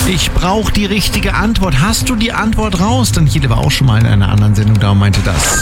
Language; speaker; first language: German; native; German